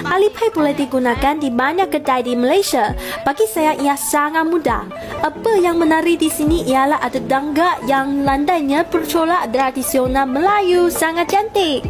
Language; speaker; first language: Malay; non-native, fluent; Chinese